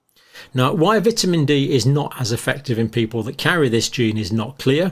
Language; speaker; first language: English; native; English